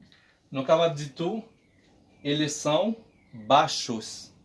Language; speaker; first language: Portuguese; non-native, learner; Haitian Creole